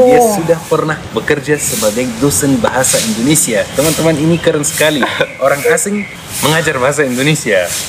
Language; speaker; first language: Indonesian; native; Indonesian